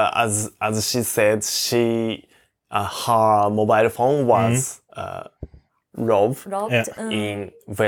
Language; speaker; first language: English; non-native, learner; Japanese